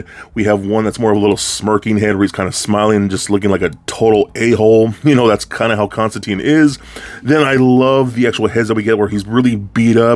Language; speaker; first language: English; native; English